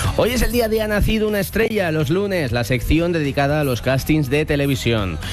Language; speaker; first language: Spanish; native; Spanish